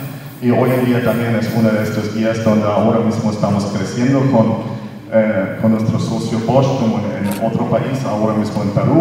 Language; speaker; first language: Spanish; non-native, fluent; German